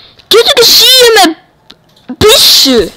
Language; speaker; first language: Icelandic; non-native, learner; Danish